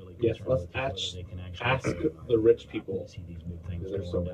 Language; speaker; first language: English; native; English